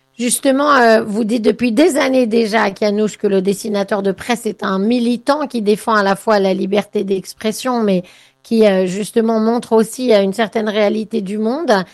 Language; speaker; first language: French; native; French